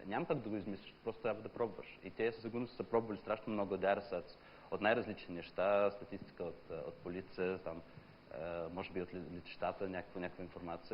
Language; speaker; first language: Bulgarian; non-native, fluent; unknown